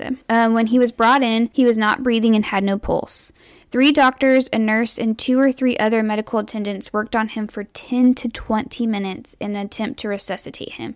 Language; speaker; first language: English; native; English